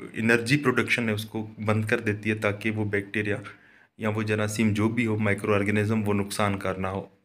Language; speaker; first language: Urdu; non-native, local second language; Sindhi